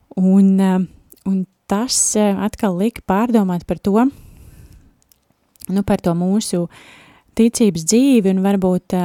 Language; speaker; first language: Latvian; native; Latvian